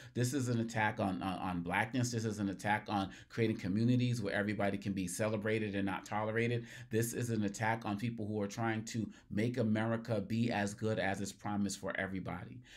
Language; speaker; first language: English; native; English